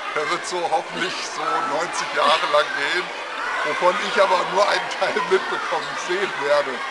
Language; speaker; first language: German; early bilingual, other home language; Turkish